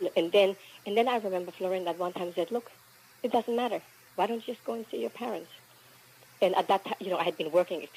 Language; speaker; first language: English; early bilingual, other home language; Spanish